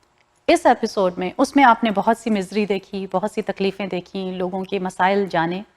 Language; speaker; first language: Urdu; native; Urdu